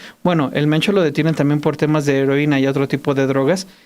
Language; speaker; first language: Spanish; native; Spanish